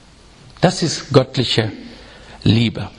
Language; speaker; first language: German; non-native, fluent; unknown